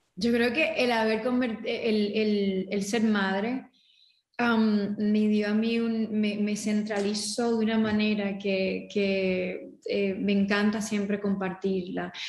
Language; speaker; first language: Spanish; early bilingual, heritage; Spanish